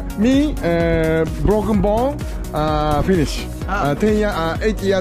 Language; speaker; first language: English; non-native, learner; Japanese